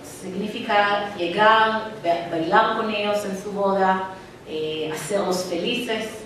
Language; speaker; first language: Spanish; non-native, fluent; Hebrew